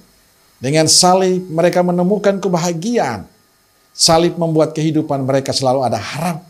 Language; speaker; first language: Indonesian; native; Indonesian